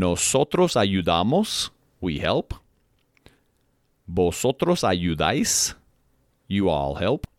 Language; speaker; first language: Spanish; non-native, fluent; English